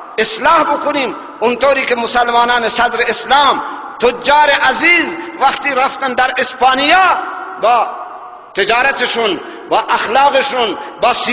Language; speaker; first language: Persian; non-native, local second language; Baluchi